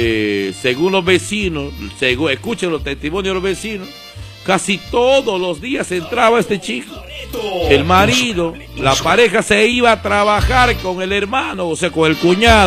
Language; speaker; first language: Spanish; native; Spanish